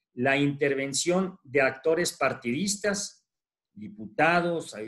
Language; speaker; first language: Spanish; native; Spanish